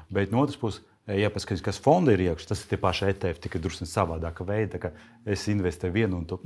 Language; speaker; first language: Latvian; non-native, local second language; Russian